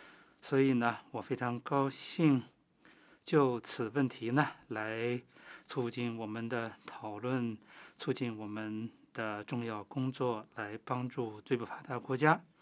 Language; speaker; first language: Chinese; non-native, fluent; Finnish